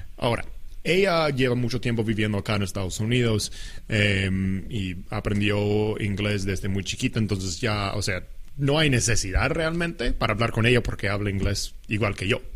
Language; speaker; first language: Spanish; non-native, fluent; English